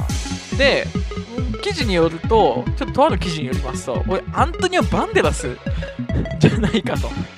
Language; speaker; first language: Japanese; native; Japanese